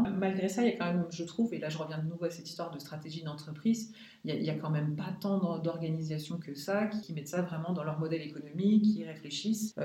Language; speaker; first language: French; native; French